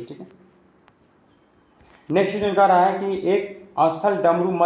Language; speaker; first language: Hindi; native; Hindi